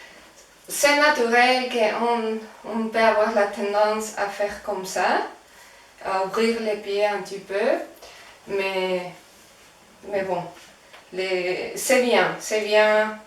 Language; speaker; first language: French; non-native, fluent; Spanish